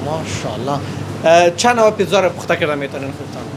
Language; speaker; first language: Persian; native; Persian